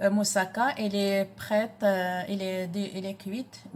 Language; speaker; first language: French; non-native, local second language; Arabic